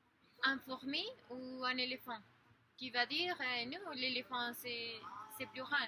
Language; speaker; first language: French; non-native, learner; Spanish